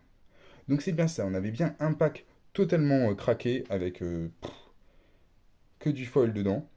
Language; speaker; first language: French; native; French